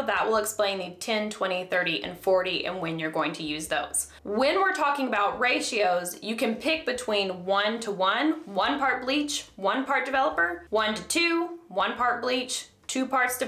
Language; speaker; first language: English; native; English